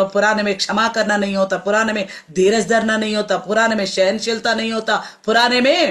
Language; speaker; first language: Hindi; non-native, local second language; Telugu